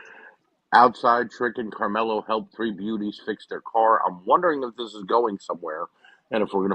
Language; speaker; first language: English; native; English